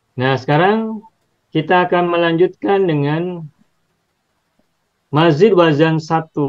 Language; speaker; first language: Indonesian; native; Indonesian